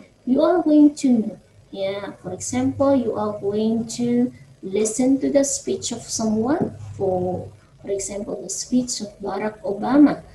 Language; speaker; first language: English; non-native, fluent; Indonesian